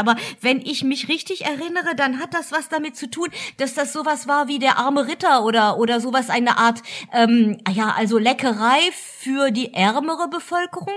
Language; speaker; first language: German; native; German